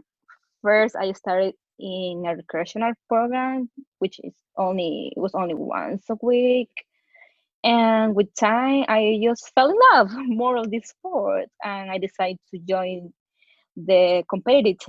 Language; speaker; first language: English; non-native, fluent; Spanish